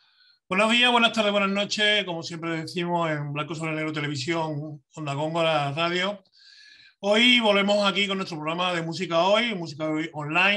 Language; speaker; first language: Spanish; native; Spanish